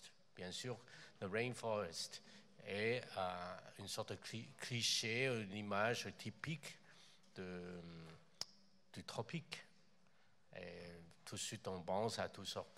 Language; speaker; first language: French; non-native, fluent; Chinese